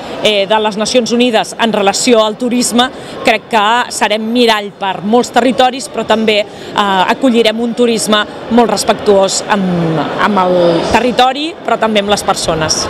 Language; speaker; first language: Catalan; native; Catalan